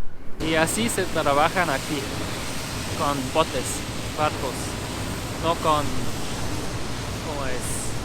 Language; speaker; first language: Spanish; non-native, learner; German